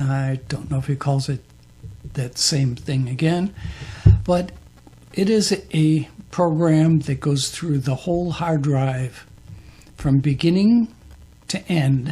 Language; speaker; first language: English; native; English